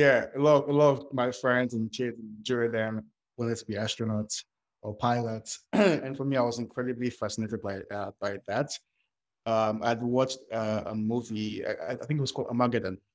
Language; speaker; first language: English; non-native, local second language; Yoruba